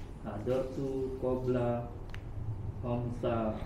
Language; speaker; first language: Arabic; non-native, learner; Indonesian